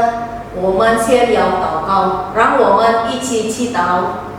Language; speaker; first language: Chinese; non-native, fluent; Indonesian